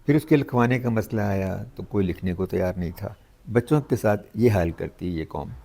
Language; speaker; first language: Urdu; non-native, local second language; Punjabi